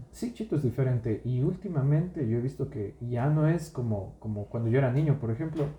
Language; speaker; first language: Spanish; native; Spanish